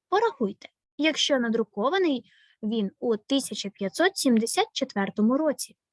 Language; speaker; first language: Ukrainian; native; Ukrainian